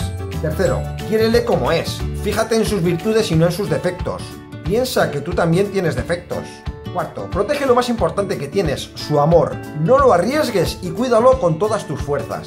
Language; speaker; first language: Spanish; native; Spanish